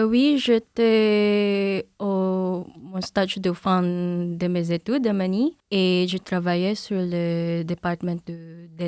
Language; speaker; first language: French; non-native, fluent; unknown